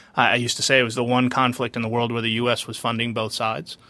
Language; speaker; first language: English; early bilingual, other home language; Spanish